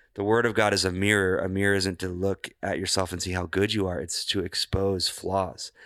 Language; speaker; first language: English; native; English